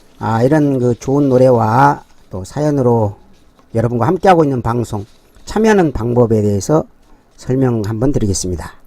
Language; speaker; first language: Korean; native; Korean